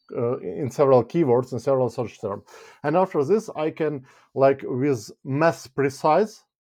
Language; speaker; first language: English; non-native, fluent; Ukrainian